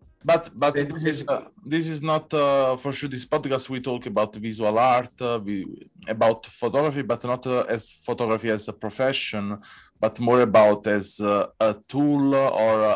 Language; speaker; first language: English; non-native, learner; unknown